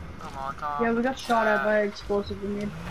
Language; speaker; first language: English; native; English